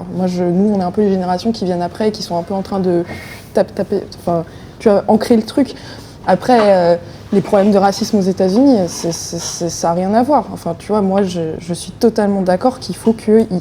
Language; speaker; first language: French; native; French